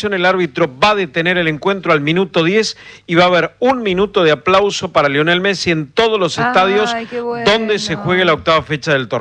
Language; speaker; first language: Spanish; native; Spanish